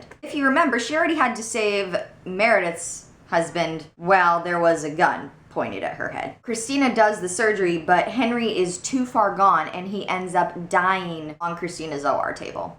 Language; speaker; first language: English; native; English